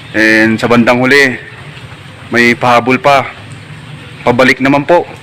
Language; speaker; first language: Filipino; non-native, local second language; Iloko